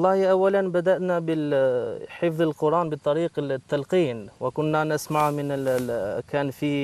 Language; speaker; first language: Arabic; non-native, fluent; Albanian